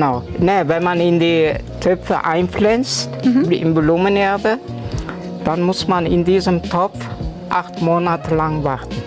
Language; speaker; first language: German; early bilingual, other home language; Turkish